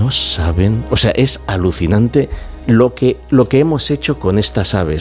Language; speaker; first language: Spanish; native; Spanish